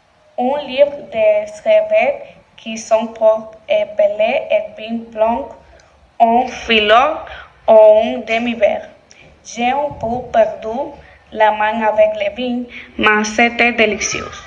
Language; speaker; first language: French; non-native, learner; Spanish